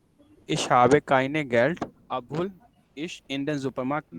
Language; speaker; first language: German; non-native, learner; Urdu